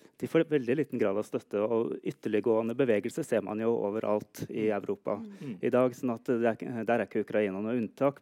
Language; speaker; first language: Norwegian; native; Norwegian